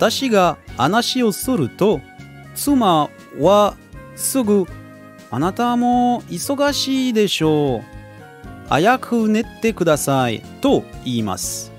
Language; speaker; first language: Japanese; non-native, learner; French